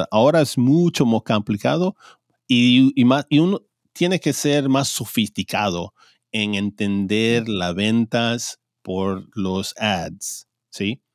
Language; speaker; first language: Spanish; early bilingual, heritage; Spanish